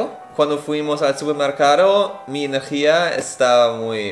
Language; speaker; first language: Spanish; non-native, learner; German